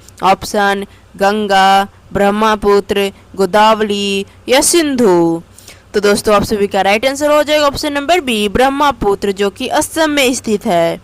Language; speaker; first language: Hindi; native; Hindi